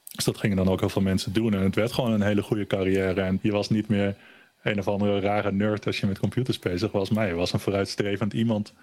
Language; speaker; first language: Dutch; early bilingual, other home language; German